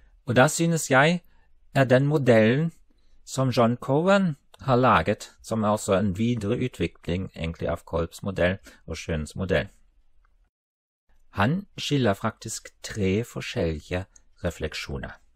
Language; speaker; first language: Norwegian; non-native, fluent; German